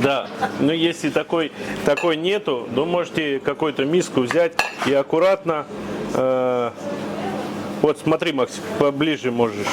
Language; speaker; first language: Russian; native; Russian